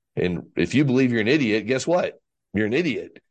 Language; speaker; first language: English; native; English